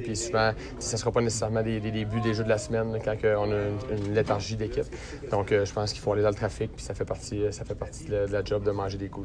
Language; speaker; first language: French; native; French